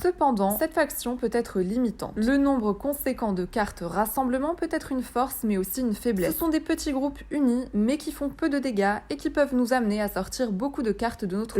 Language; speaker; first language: French; native; French